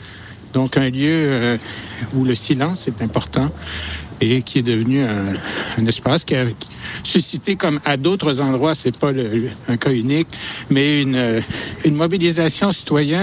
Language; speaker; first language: French; native; French